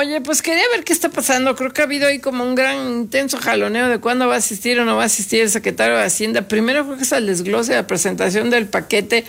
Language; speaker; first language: Spanish; native; Spanish